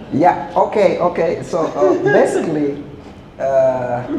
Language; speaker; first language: English; non-native, fluent; Portuguese